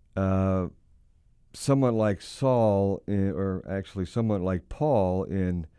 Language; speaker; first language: English; native; English